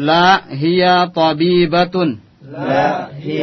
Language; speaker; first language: Arabic; non-native, fluent; Indonesian